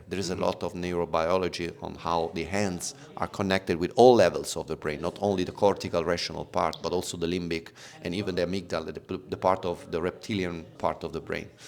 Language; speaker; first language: English; non-native, fluent; Italian